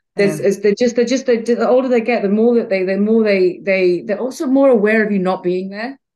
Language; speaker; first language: English; native; English